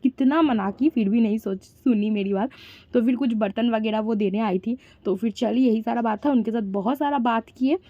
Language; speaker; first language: Hindi; non-native, local second language; Bangla